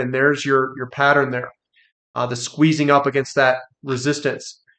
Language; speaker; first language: English; native; English